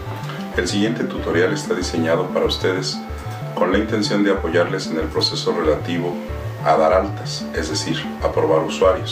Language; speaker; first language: Spanish; native; Spanish